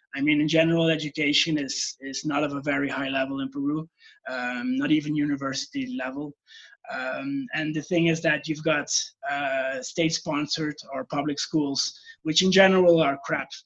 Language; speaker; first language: English; non-native, fluent; Dutch